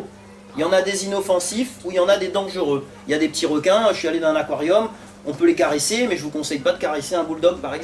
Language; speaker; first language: French; native; French